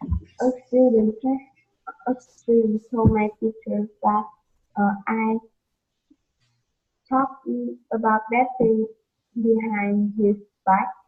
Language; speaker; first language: English; non-native, learner; Vietnamese